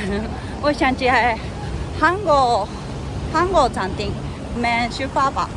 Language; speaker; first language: Chinese; non-native, learner; Japanese